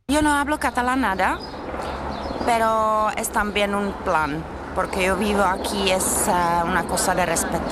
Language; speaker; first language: Spanish; non-native, fluent; Czech